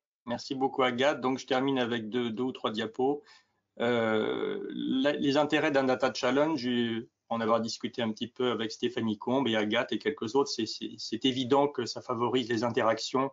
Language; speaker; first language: French; native; French